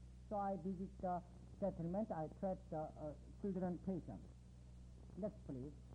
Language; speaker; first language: English; non-native, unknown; Korean